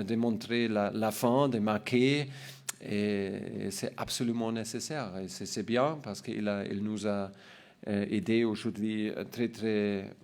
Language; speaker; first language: French; non-native, learner; German